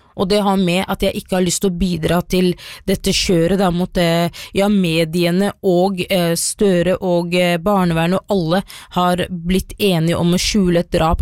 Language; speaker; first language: Norwegian; early bilingual, other home language; Somali